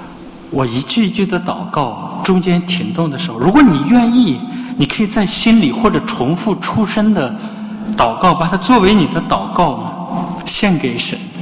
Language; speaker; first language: Chinese; native; Chinese